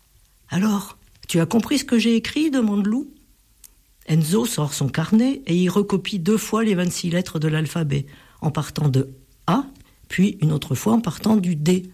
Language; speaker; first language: French; native; French